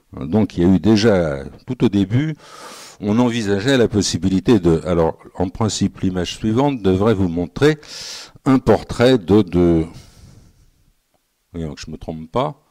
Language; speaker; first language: French; native; French